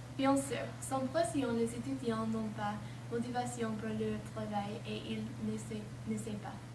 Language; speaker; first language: French; non-native, learner; English